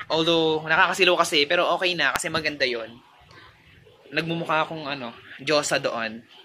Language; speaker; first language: Filipino; native; Filipino